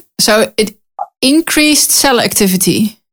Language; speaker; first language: English; non-native, learner; Dutch